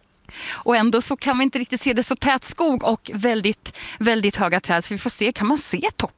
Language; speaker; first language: Swedish; native; Swedish